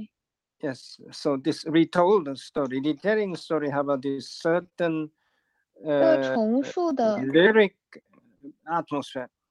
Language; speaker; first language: English; non-native, learner; Japanese